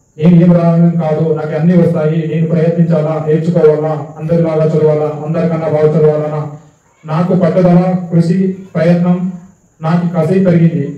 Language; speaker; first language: Telugu; non-native, local second language; Urdu